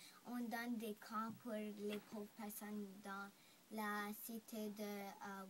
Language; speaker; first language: French; non-native, local second language; English